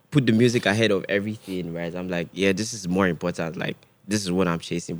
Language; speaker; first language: English; non-native, local second language; Igbo